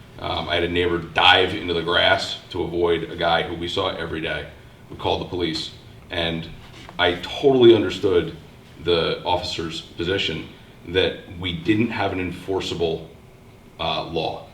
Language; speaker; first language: English; native; English